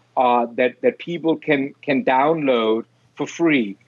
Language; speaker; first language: English; non-native, fluent; Danish